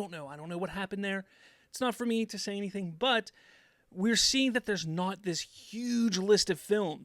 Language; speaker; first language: English; native; English